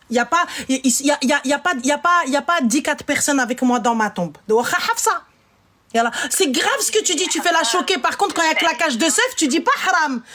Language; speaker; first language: French; early bilingual, other home language; Arabic